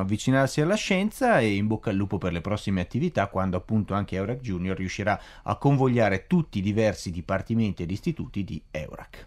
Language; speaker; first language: Italian; native; Italian